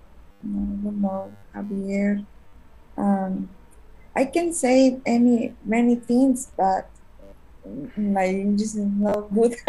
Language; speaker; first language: English; non-native, learner; Spanish